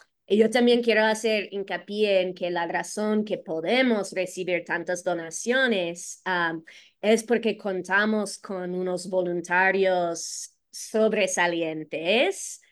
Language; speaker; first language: Spanish; non-native, fluent; English